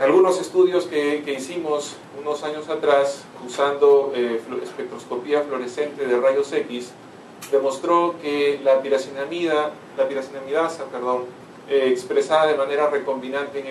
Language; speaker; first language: Spanish; native; Spanish